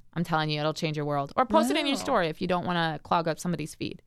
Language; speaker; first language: English; native; English